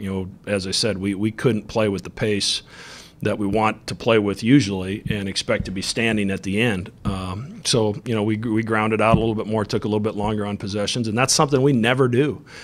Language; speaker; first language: English; native; English